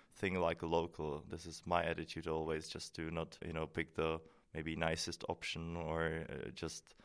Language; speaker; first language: English; non-native, fluent; Czech